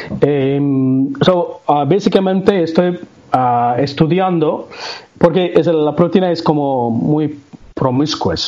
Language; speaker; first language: Spanish; non-native, learner; Tamil